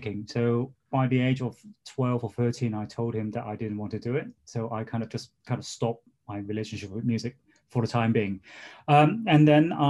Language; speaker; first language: English; non-native, local second language; Cantonese